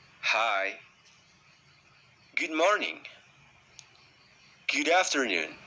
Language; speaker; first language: English; non-native, learner; Indonesian